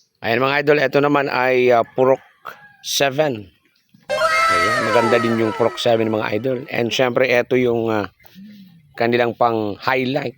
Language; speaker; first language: Filipino; non-native, local second language; Bikol